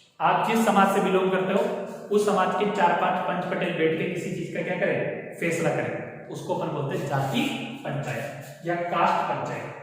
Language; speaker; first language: Hindi; native; Hindi